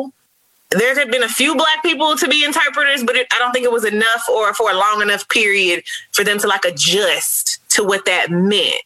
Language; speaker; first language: English; native; English